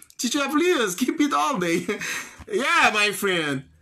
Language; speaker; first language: English; non-native, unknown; Haitian Creole